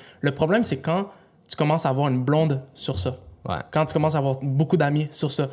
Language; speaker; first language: French; native; French